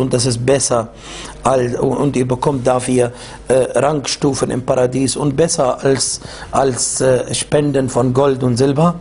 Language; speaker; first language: German; non-native, fluent; Arabic